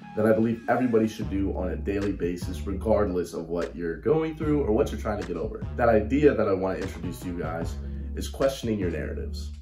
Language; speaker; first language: English; native; English